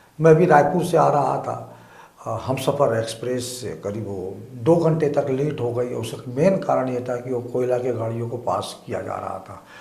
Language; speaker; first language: Hindi; native; Hindi